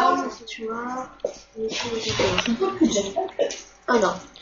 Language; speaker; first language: French; native; French